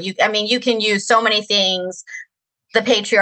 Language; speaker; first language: English; native; English